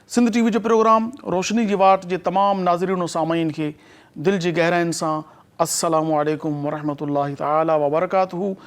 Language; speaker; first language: Sindhi; native; Sindhi